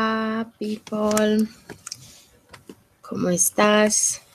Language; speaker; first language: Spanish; non-native, learner; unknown